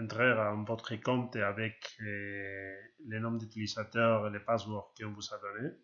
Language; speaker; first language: French; non-native, learner; Spanish